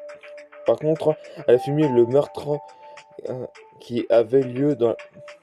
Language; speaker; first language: French; native; French